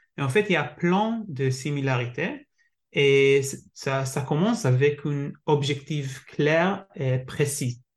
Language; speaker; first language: French; non-native, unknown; Hebrew